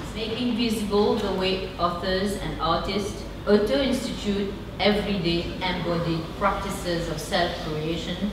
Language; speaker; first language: English; non-native, fluent; Morisyen